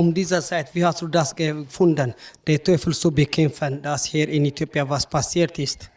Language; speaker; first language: German; non-native, learner; Amharic